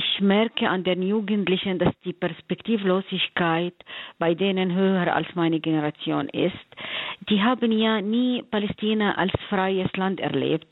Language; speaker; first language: German; non-native, fluent; Arabic